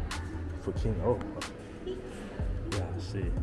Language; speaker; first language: English; native; English